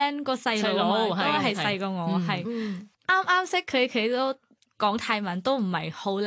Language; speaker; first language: Cantonese; non-native, fluent; Thai